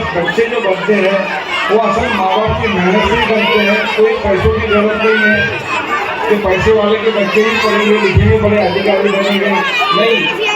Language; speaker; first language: Hindi; non-native, local second language; Urdu